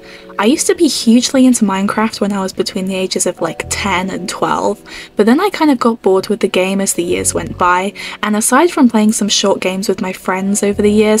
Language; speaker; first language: English; native; English